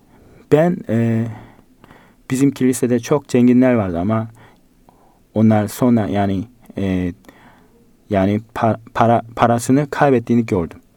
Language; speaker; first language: Turkish; non-native, fluent; Korean